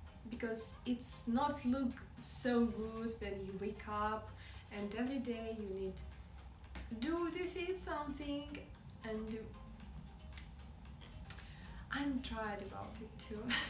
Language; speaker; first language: English; non-native, learner; Russian